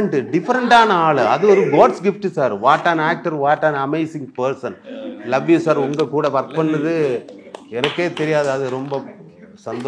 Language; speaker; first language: Tamil; non-native, learner; Malayalam